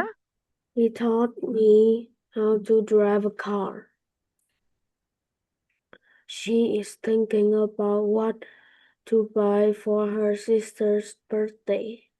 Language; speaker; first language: English; non-native, learner; Vietnamese